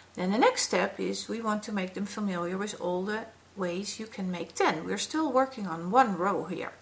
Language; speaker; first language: English; non-native, fluent; Dutch